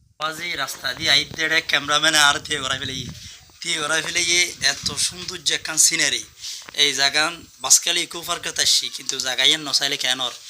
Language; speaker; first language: Bangla; native; Bangla